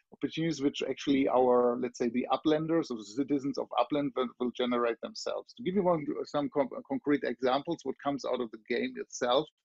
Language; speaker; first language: English; non-native, fluent; German